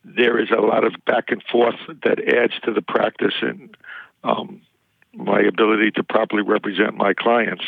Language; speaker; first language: English; native; English